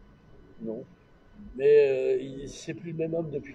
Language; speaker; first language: French; native; French